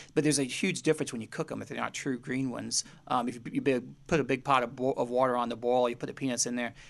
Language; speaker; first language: English; native; English